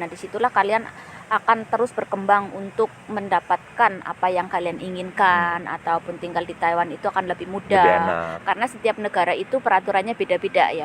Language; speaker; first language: Indonesian; native; Indonesian